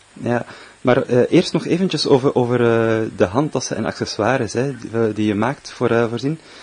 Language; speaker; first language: Dutch; native; Dutch